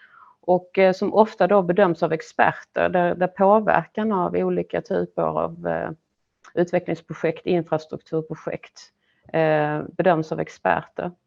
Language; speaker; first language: Swedish; native; Swedish